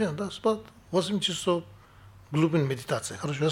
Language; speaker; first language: Russian; non-native, learner; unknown